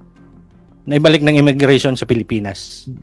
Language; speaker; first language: Filipino; native; Filipino